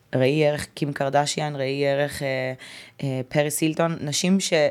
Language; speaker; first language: Hebrew; native; Hebrew